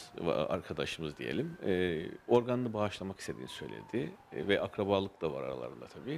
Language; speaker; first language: Turkish; native; Turkish